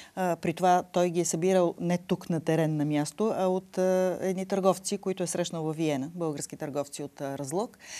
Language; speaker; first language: Bulgarian; native; Bulgarian